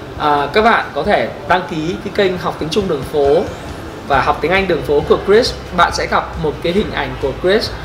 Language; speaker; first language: Vietnamese; native; Vietnamese